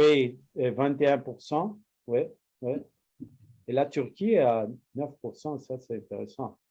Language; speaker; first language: French; non-native, learner; Spanish